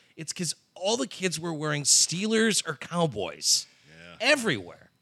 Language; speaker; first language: English; native; English